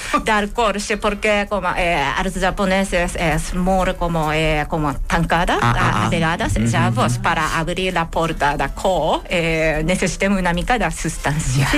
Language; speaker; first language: Catalan; non-native, learner; Japanese